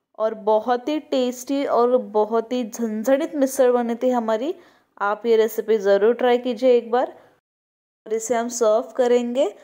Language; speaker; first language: Hindi; non-native, local second language; Marathi